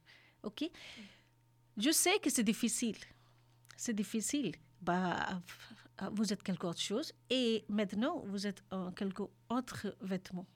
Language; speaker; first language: French; non-native, learner; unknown